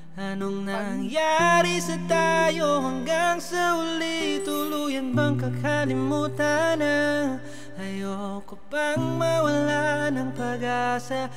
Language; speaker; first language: Filipino; native; Filipino